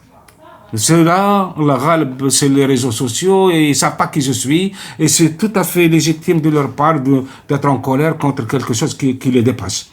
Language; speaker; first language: French; non-native, local second language; Arabic